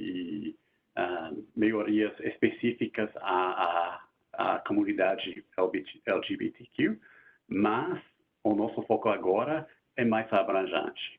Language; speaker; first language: Portuguese; non-native, fluent; English